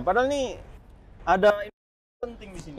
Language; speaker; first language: Indonesian; native; Indonesian